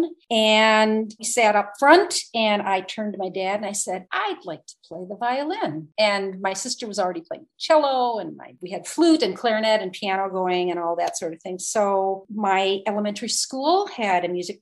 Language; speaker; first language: English; native; English